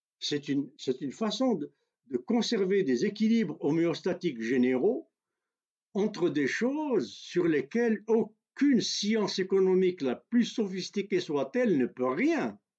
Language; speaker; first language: French; non-native, local second language; Kabyle